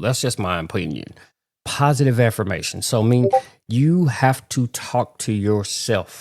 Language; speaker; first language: English; native; English